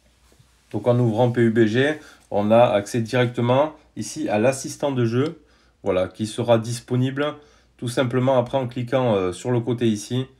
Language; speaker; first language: French; native; French